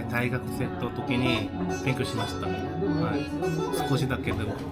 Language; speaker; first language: Japanese; non-native, learner; Korean